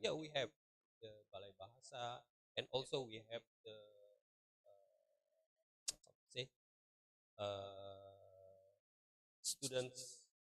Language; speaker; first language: English; non-native, learner; Indonesian